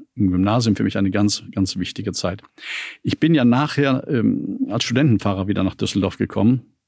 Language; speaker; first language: German; native; German